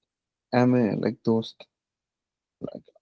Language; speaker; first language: French; non-native, learner; Punjabi